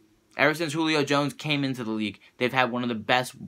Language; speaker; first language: English; native; English